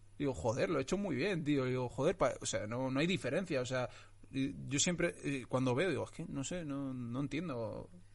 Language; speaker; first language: Spanish; early bilingual, other home language; Arabic